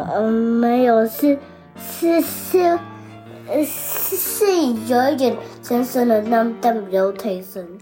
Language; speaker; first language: Chinese; early bilingual, heritage; Chinese